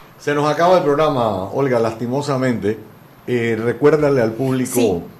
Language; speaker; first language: Spanish; native; Spanish